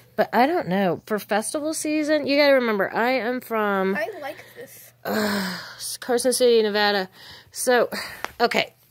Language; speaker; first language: English; native; English